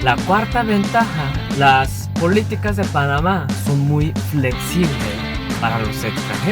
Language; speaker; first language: Spanish; non-native, learner; Korean